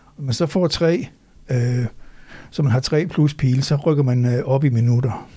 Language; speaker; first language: Danish; native; Danish